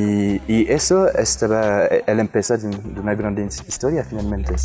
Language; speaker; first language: Spanish; non-native, fluent; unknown